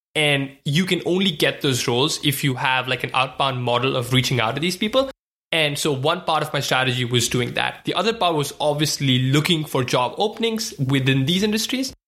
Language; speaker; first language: English; non-native, local second language; Hindi